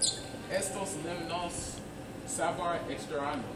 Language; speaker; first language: Spanish; non-native, learner; English